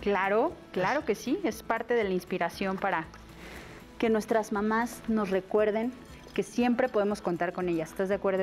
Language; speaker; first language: Spanish; native; Spanish